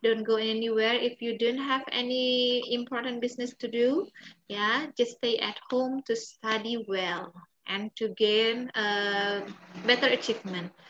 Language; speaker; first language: English; non-native, fluent; Balinese